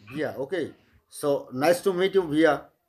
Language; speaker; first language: English; non-native, learner; Bangla